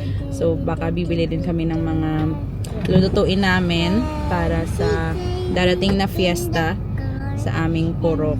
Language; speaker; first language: Filipino; non-native, local second language; Hiligaynon